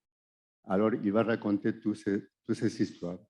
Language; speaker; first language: French; non-native, fluent; Spanish